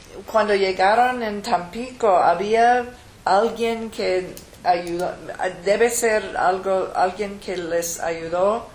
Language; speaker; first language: Spanish; non-native, learner; English